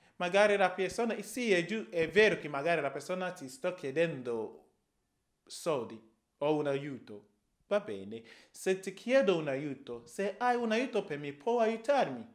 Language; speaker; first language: Italian; non-native, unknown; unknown